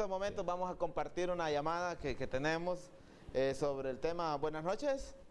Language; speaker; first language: Spanish; native; Spanish